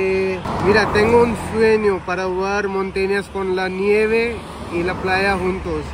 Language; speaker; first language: Spanish; non-native, learner; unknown